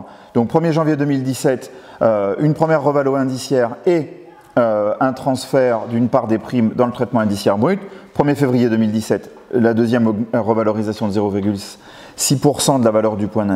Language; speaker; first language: French; native; French